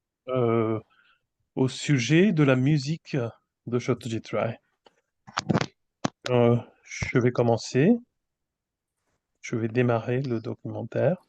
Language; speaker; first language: French; non-native, fluent; Bangla